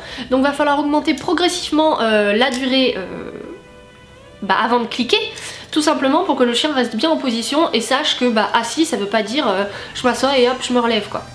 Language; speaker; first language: French; native; French